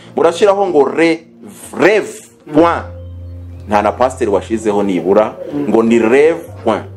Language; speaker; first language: Kinyarwanda; early bilingual, heritage; Kinyarwanda